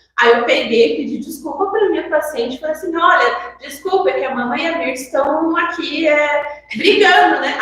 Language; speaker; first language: Portuguese; native; Portuguese